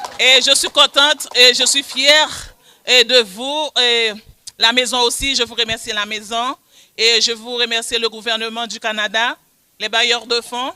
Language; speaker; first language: French; non-native, local second language; Haitian Creole